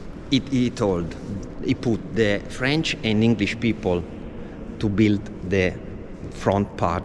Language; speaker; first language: English; non-native, fluent; Italian